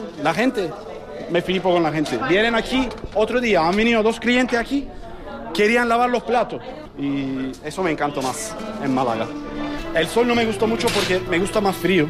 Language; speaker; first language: Spanish; non-native, learner; Turkish